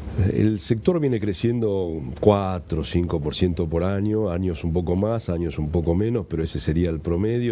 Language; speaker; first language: Spanish; native; Spanish